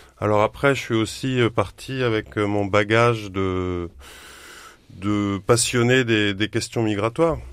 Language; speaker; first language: French; native; French